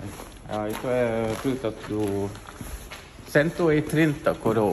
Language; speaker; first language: Portuguese; non-native, learner; Norwegian